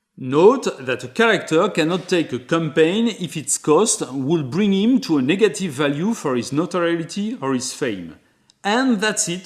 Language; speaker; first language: English; non-native, fluent; French